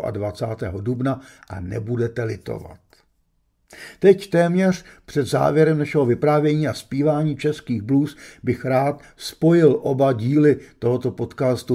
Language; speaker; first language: Czech; native; Czech